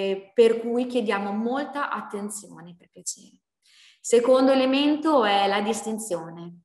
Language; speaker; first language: Italian; native; Italian